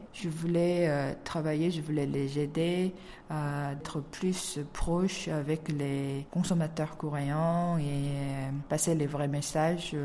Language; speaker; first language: French; non-native, fluent; Korean